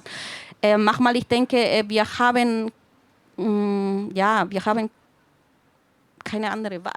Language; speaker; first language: German; non-native, fluent; Spanish